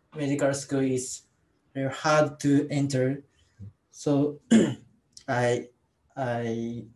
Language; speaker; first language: English; non-native, learner; Japanese